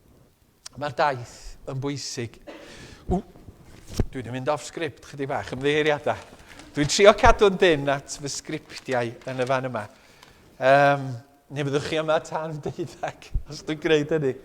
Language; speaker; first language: Welsh; native; Welsh